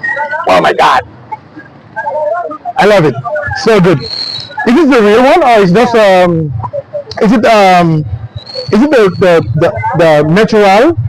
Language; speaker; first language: English; non-native, fluent; French